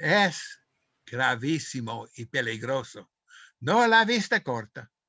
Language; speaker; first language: Spanish; non-native, fluent; English